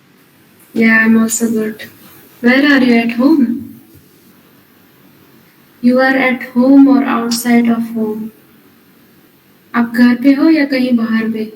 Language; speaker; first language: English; non-native, local second language; Hindi